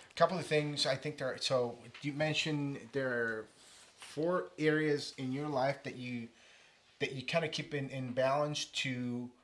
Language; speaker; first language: English; native; English